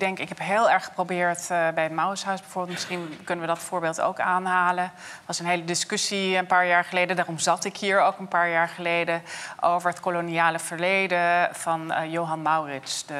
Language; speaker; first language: Dutch; non-native, fluent; English